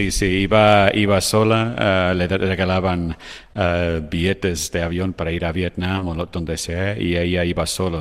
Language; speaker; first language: Spanish; non-native, fluent; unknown